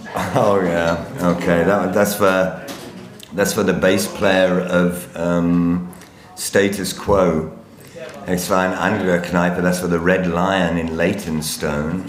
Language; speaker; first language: German; non-native, learner; English